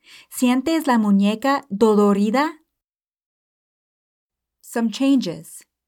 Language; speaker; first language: Spanish; non-native, fluent; English